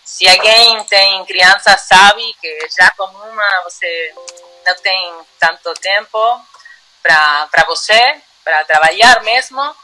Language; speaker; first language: Portuguese; non-native, learner; Spanish